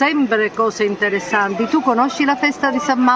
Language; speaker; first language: Italian; native; Italian